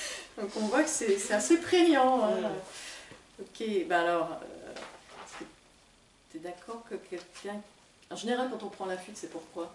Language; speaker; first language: French; native; French